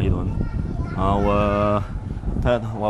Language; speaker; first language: Arabic; non-native, learner; Chinese